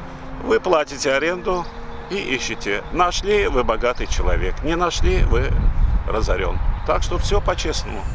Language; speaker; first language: Russian; native; Russian